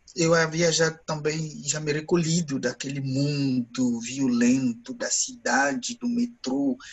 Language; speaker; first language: Portuguese; non-native, fluent; Ewe